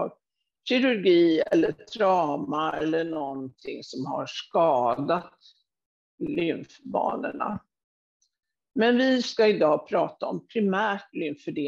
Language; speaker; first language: Swedish; native; Swedish